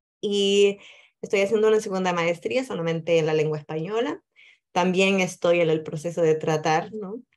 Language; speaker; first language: Spanish; early bilingual, heritage; Spanish